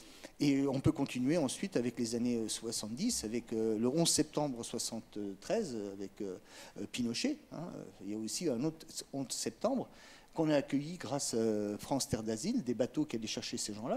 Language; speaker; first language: French; native; French